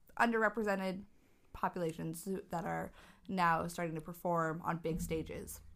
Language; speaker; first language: English; native; English